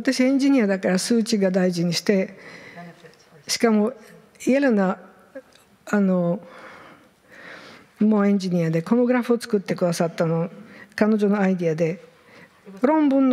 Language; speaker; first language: Japanese; non-native, fluent; Bulgarian